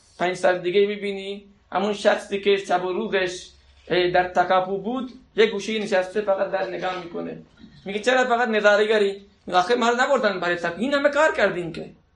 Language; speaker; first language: Persian; non-native, local second language; Baluchi